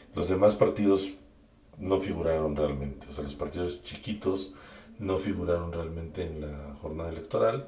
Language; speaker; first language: Spanish; native; Spanish